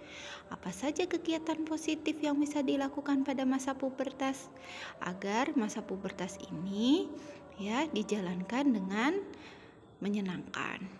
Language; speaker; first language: Indonesian; native; Indonesian